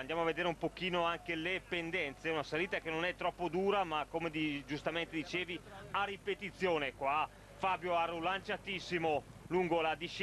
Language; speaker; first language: Italian; native; Italian